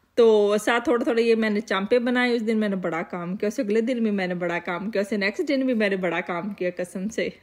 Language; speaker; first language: Urdu; native; Urdu